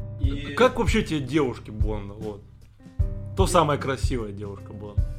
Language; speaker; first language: Russian; native; Russian